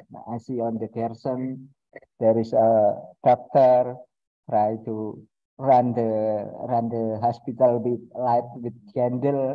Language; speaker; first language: English; non-native, learner; Indonesian